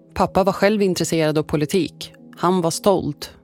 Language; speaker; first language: Swedish; early bilingual, other home language; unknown